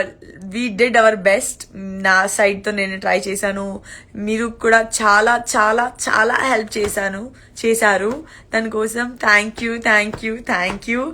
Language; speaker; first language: Telugu; non-native, learner; Gujarati